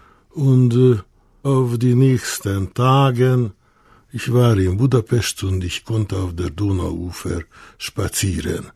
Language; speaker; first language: German; non-native, fluent; Hungarian